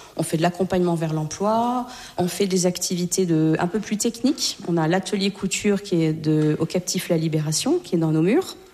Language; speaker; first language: French; native; French